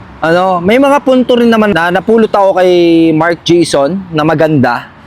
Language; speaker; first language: Filipino; native; Filipino